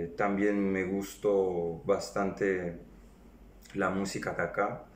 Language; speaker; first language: Spanish; non-native, fluent; French